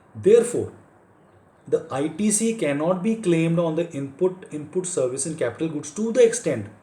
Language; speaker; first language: English; non-native, local second language; Punjabi